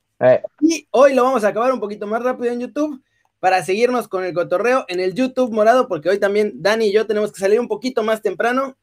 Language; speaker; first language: Spanish; native; Spanish